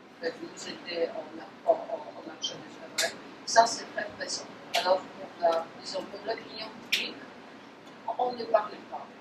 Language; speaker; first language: French; non-native, fluent; Polish